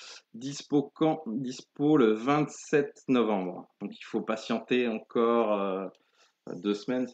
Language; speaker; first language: French; native; French